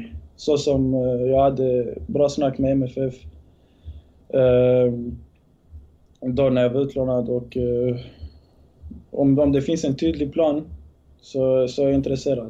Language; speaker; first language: Swedish; early bilingual, other home language; Bosnian